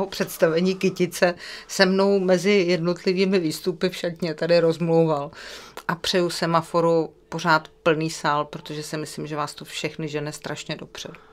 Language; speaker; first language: Czech; native; Czech